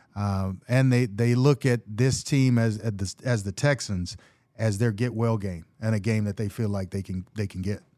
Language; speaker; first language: English; native; English